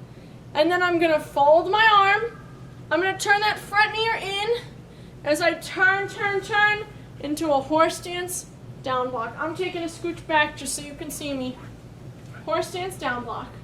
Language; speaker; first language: English; native; English